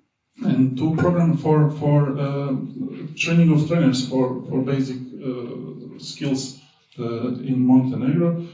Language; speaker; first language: English; non-native, learner; Serbian